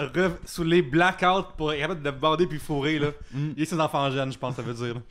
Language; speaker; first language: French; native; French